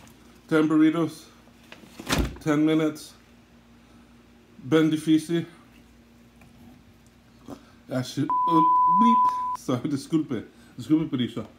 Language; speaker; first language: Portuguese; non-native, learner; English